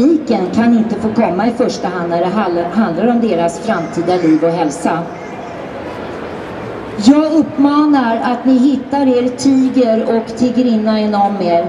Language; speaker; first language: Swedish; native; Swedish